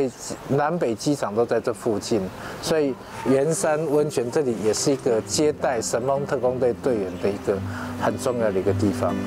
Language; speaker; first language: Chinese; native; Chinese